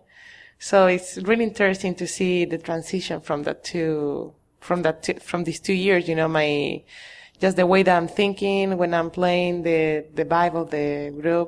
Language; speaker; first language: English; non-native, fluent; Spanish